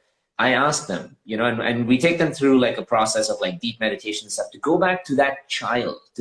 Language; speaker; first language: English; native; English